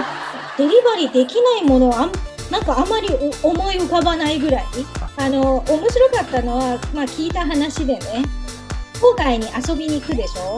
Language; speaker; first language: Japanese; native; Japanese